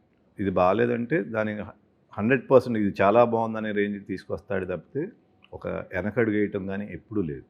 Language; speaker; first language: Telugu; native; Telugu